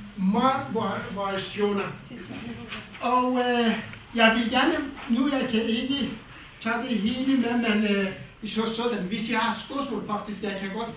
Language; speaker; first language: Danish; non-native, fluent; Kurdish